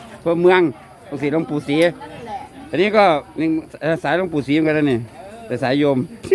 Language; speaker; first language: Thai; native; Thai